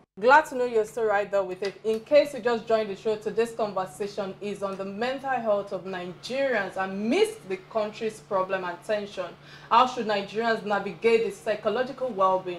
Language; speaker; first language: English; non-native, local second language; Yoruba